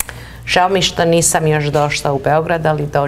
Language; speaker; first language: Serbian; early bilingual, heritage; Serbian